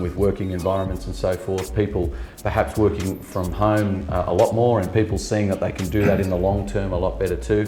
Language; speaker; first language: English; native; English